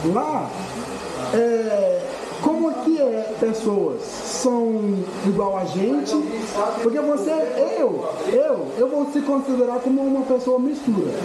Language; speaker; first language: Portuguese; non-native, fluent; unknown